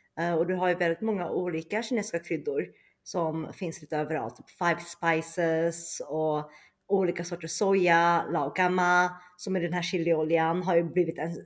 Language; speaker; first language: Swedish; early bilingual, other home language; Chinese